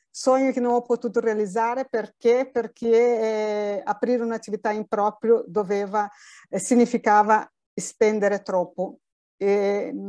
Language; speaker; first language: Italian; non-native, fluent; Portuguese